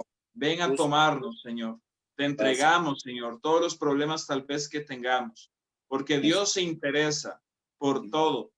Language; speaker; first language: Spanish; native; Spanish